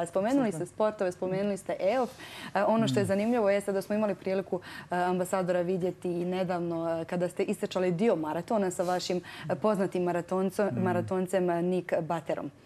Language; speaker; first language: Croatian; native; Croatian